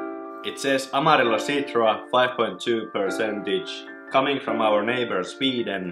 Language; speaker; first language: English; non-native, fluent; Finnish